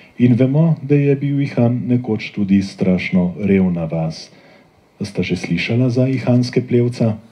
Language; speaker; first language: Slovenian; native; Slovenian